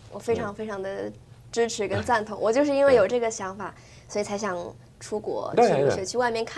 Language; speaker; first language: Chinese; native; Chinese